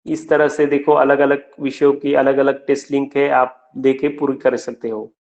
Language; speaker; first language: Hindi; non-native, local second language; Marathi